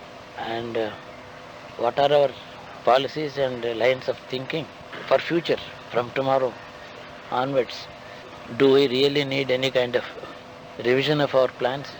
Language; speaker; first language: English; non-native, local second language; Telugu